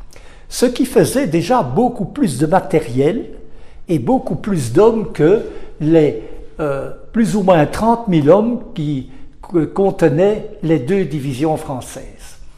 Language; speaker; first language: French; native; French